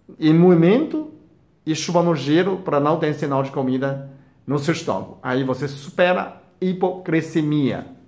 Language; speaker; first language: Portuguese; non-native, fluent; Chinese